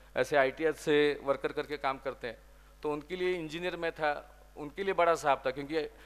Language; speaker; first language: Hindi; non-native, local second language; Marathi